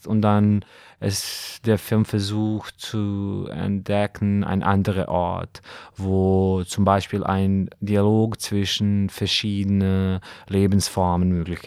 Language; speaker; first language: German; non-native, fluent; Serbian